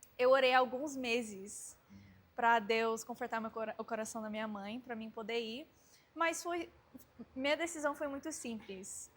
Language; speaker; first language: Portuguese; early bilingual, heritage; Portuguese